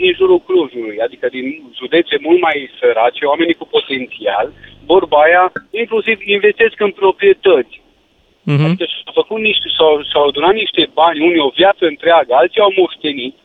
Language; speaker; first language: Romanian; native; Romanian